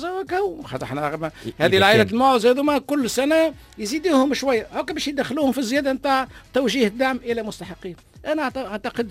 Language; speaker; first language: Arabic; native; Arabic